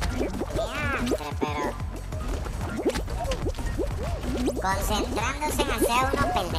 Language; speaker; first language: Spanish; native; Spanish